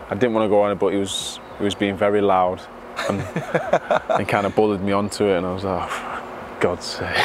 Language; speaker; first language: English; native; English